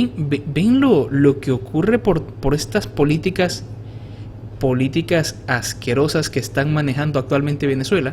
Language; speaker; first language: Spanish; native; Spanish